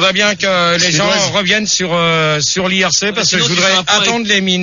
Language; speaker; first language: French; native; French